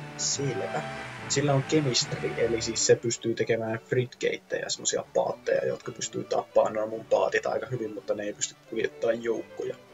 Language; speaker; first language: Finnish; native; Finnish